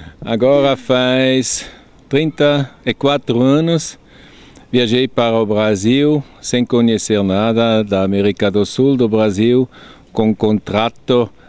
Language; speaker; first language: Portuguese; non-native, fluent; German